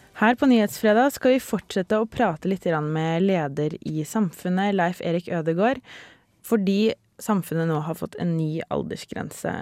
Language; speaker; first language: Norwegian; native; Norwegian